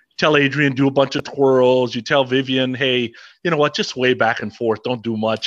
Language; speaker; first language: English; native; English